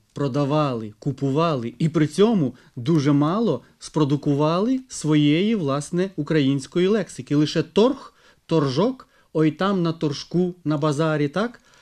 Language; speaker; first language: Ukrainian; native; Ukrainian